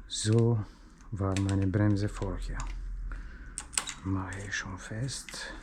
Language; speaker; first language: German; non-native, learner; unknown